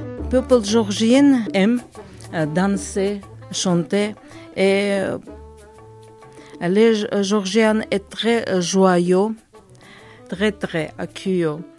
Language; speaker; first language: French; non-native, learner; Georgian